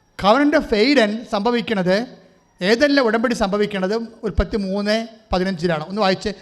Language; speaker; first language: Malayalam; native; Malayalam